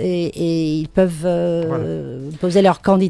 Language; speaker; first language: French; non-native, fluent; Turkish